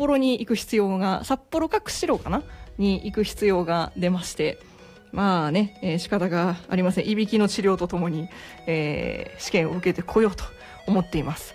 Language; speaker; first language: Japanese; native; Japanese